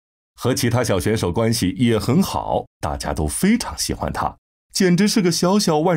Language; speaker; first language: Chinese; native; Chinese